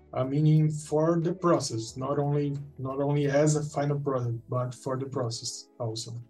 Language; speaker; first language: English; non-native, fluent; Portuguese